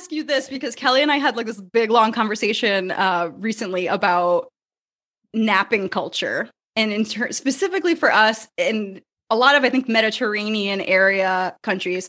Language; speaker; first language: English; native; English